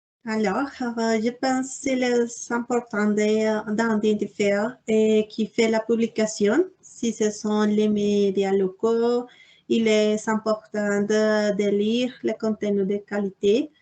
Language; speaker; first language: French; non-native, learner; Spanish